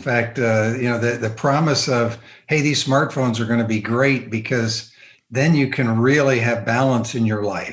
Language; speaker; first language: English; native; English